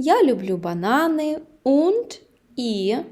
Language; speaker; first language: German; non-native, fluent; Ukrainian